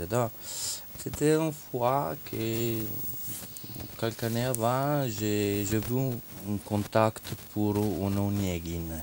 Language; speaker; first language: French; non-native, fluent; Italian